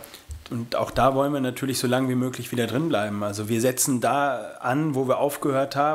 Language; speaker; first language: German; native; German